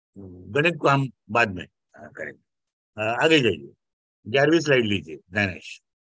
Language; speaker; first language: Hindi; non-native, local second language; Marathi